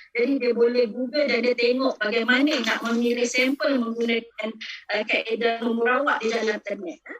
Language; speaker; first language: Malay; native; Malay